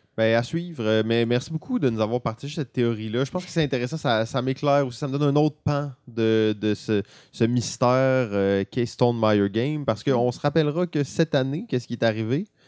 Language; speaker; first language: French; native; French